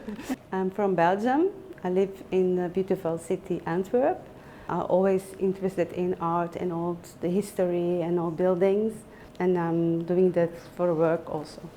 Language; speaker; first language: English; non-native, fluent; Dutch